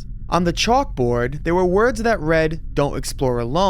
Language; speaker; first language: English; native; English